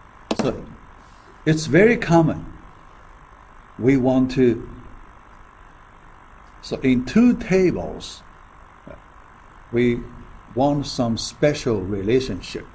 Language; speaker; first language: English; non-native, fluent; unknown